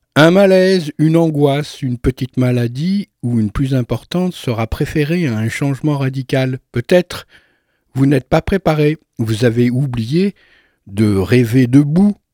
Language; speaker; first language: French; native; French